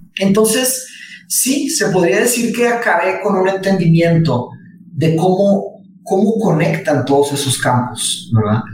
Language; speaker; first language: Spanish; early bilingual, other home language; Portuguese